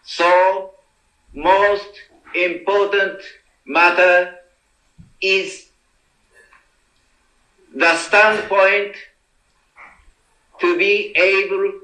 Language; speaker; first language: English; non-native, learner; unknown